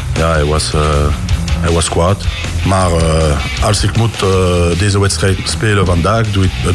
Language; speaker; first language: Dutch; non-native, local second language; French